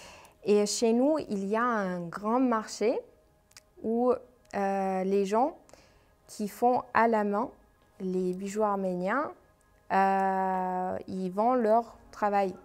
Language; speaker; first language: French; non-native, fluent; Armenian